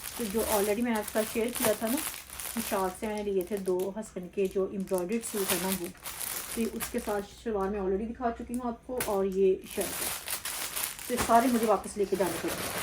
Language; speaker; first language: Urdu; native; Urdu